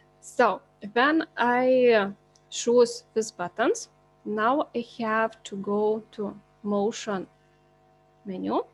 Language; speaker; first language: English; non-native, learner; Lithuanian